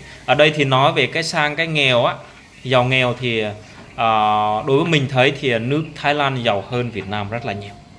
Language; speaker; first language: Vietnamese; non-native, local second language; Jarai